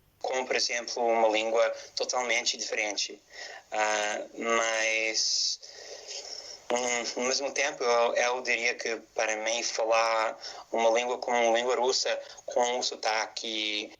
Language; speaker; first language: Portuguese; non-native, fluent; English